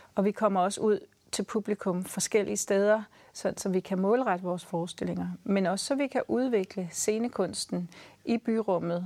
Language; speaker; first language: Danish; native; Danish